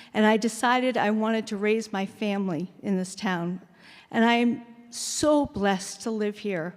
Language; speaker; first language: English; early bilingual, other home language; Finnish